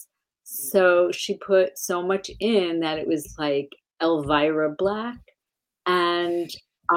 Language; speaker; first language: English; native; English